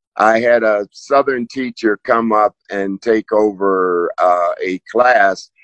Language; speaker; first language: English; native; English